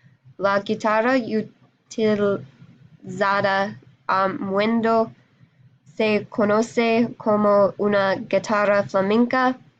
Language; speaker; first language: Spanish; non-native, learner; English